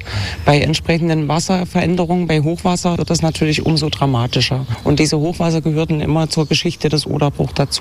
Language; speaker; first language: German; native; German